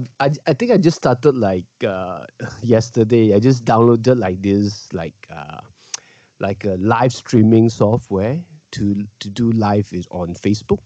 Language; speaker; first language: English; non-native, local second language; Cantonese